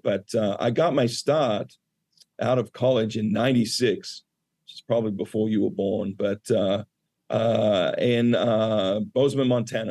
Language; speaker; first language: English; native; English